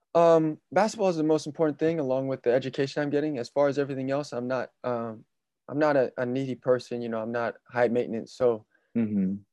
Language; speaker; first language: English; native; English